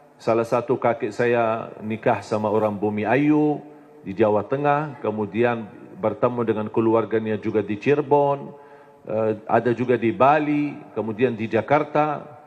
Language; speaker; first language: Indonesian; non-native, fluent; Arabic